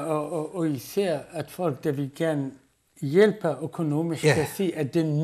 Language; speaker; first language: Danish; non-native, fluent; Arabic